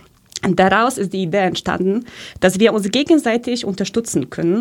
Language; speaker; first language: German; early bilingual, other home language; Polish